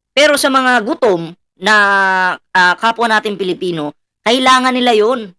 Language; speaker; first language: Filipino; non-native, local second language; Cebuano